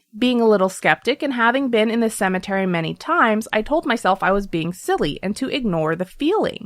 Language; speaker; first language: English; native; English